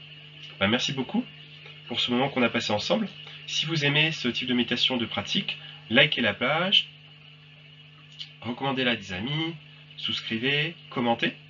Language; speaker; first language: French; native; French